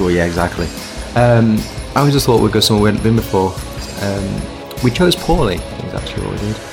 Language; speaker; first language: English; native; English